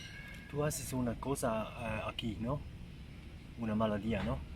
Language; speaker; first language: Spanish; non-native, learner; German